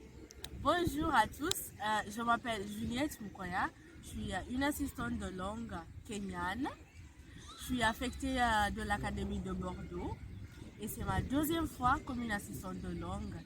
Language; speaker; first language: French; non-native, fluent; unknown